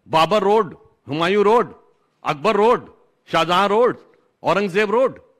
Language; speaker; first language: Hindi; native; Hindi